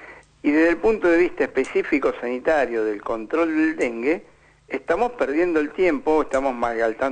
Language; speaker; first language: Spanish; native; Spanish